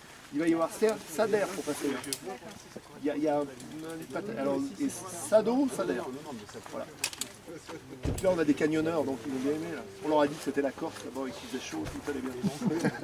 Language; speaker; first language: French; native; French